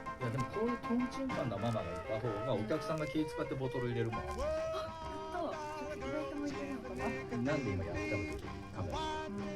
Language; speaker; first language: Japanese; native; Japanese